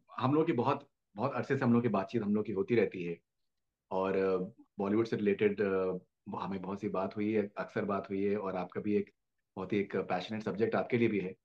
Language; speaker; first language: Hindi; native; Hindi